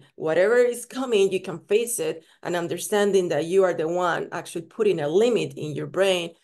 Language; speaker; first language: English; non-native, fluent; Spanish